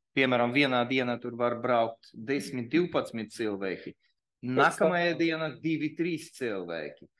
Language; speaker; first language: Latvian; non-native, local second language; Russian